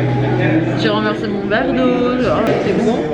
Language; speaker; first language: French; native; French